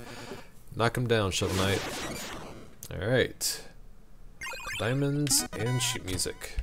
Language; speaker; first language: English; native; English